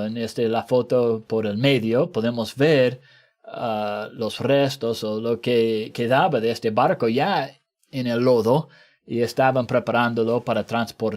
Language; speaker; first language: Spanish; non-native, fluent; English